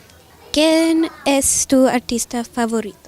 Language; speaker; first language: Spanish; non-native, learner; English